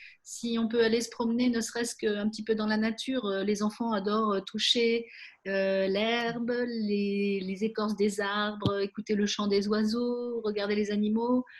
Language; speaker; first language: French; native; French